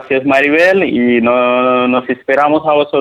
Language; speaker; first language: Spanish; non-native, learner; Nepali